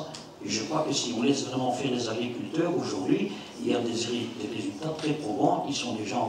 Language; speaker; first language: French; native; French